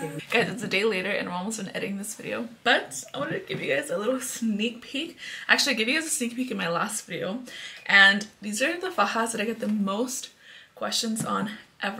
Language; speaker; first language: English; early bilingual, other home language; Spanish